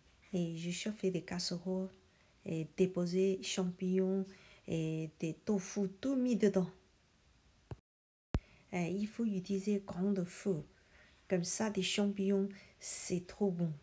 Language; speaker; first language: French; non-native, learner; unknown